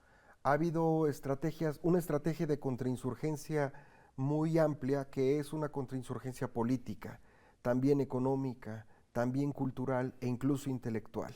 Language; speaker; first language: Spanish; native; Spanish